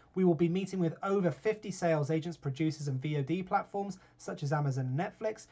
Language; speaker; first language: English; native; English